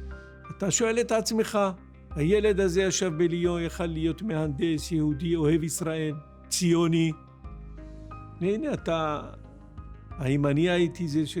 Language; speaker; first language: Hebrew; non-native, fluent; French